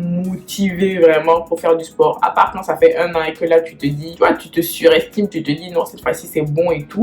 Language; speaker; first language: French; native; French